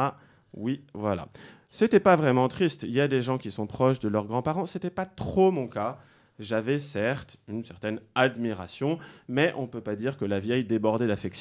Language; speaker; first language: French; native; French